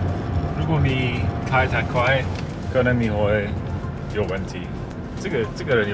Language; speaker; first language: Chinese; non-native, learner; German